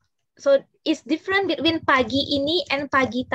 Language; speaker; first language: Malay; non-native, fluent; Indonesian